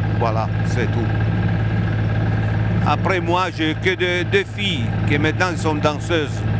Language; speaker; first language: French; non-native, fluent; Italian